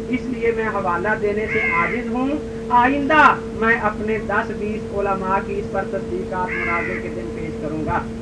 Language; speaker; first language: Urdu; native; Urdu